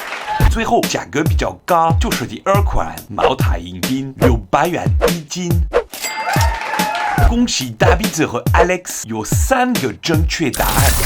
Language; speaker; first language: Chinese; non-native, fluent; French